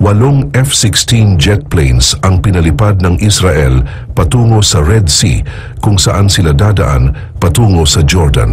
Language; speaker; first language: Filipino; native; Filipino